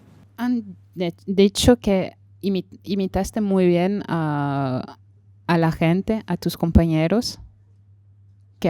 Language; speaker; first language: Spanish; non-native, fluent; French